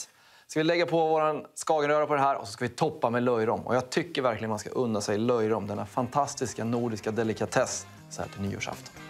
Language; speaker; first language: Swedish; native; Swedish